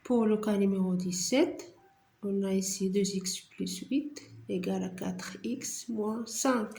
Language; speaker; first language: French; non-native, local second language; Arabic